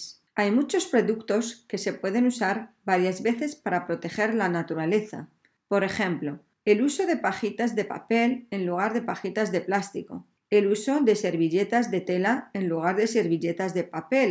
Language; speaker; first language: Spanish; native; Spanish